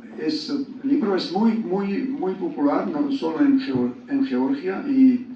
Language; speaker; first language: Spanish; non-native, learner; Georgian